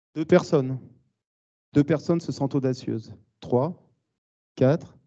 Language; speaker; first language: French; native; French